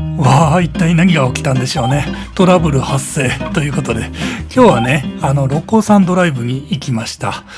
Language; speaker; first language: Japanese; native; Japanese